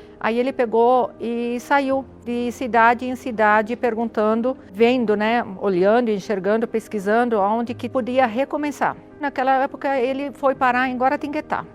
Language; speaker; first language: Portuguese; non-native, fluent; Arabic